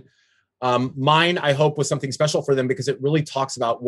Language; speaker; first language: English; native; English